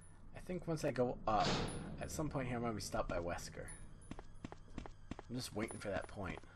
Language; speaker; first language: English; native; English